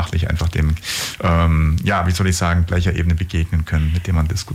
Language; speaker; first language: German; native; German